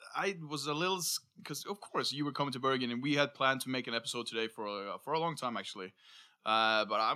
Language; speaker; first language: English; non-native, fluent; Norwegian